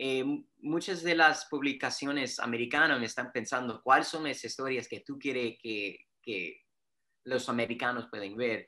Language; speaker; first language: Spanish; early bilingual, heritage; Spanish